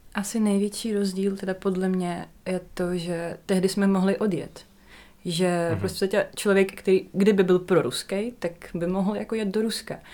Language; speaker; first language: Czech; non-native, fluent; Russian